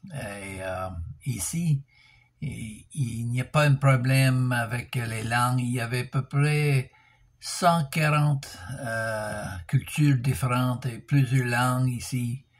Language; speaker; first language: French; non-native, local second language; English